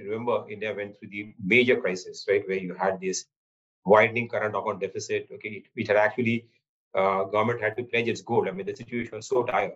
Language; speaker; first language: English; non-native, local second language; Marathi